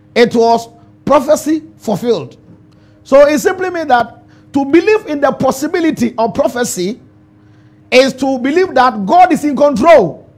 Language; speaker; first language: English; non-native, local second language; Ewe